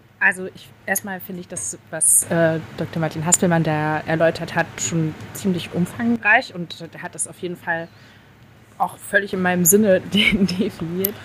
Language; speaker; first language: German; native; German